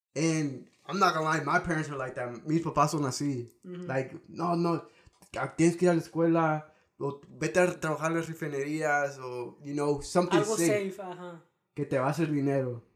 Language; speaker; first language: Spanish; early bilingual, heritage; Spanish